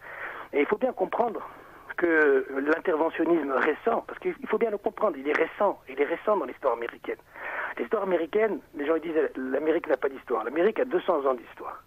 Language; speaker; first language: French; native; French